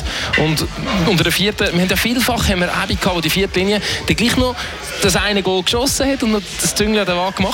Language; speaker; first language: German; native; German